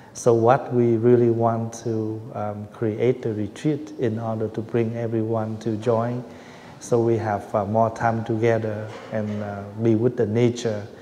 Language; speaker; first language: English; non-native, fluent; Vietnamese